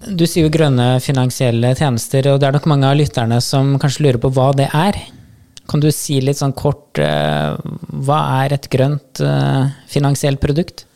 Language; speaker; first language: Norwegian; native; Norwegian